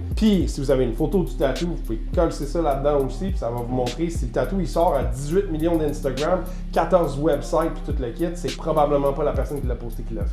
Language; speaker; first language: French; native; French